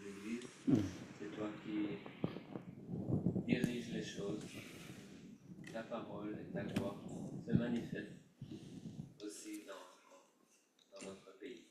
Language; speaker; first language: French; native; French